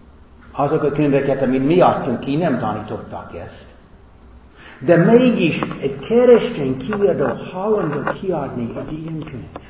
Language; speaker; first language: Hungarian; non-native, learner; English